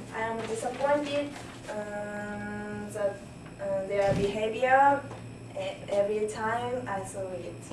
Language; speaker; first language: English; non-native, learner; Japanese